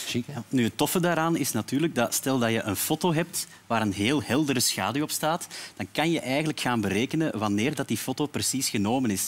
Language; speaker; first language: Dutch; native; Dutch